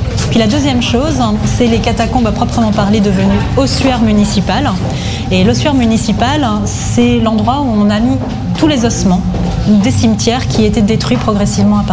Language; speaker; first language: French; native; French